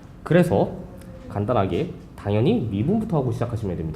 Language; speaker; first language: Korean; native; Korean